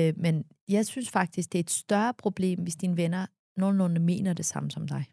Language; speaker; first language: Danish; early bilingual, other home language; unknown